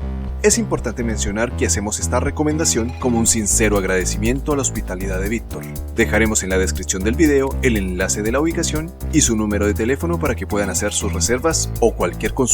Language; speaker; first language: Spanish; native; Spanish